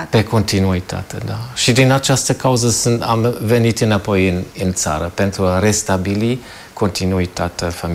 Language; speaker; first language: Romanian; non-native, fluent; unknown